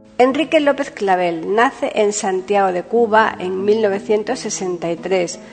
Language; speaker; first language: Spanish; native; Spanish